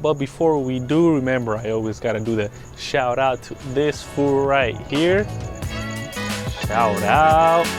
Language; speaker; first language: English; native; English